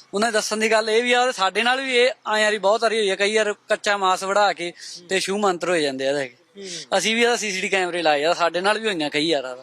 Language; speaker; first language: Punjabi; native; Punjabi